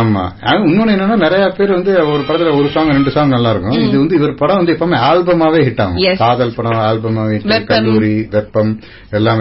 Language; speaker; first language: Tamil; native; Tamil